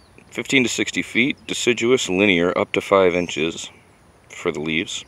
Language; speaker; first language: English; native; English